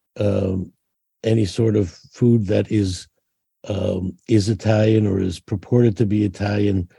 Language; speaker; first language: English; native; English